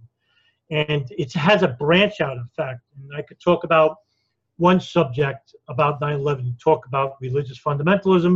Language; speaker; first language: English; native; English